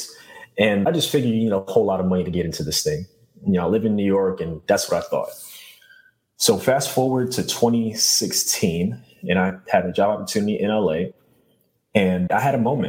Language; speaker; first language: English; native; English